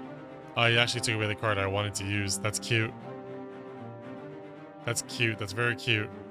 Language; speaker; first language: English; native; English